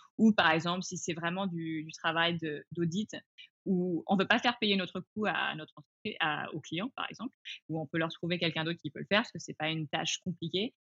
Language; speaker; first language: French; early bilingual, other home language; English